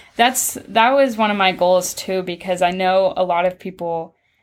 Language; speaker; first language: English; early bilingual, other home language; Spanish